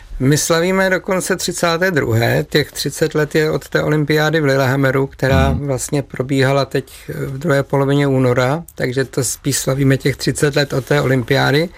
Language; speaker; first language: Czech; native; Czech